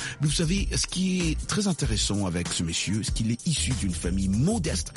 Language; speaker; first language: French; non-native, local second language; Lingala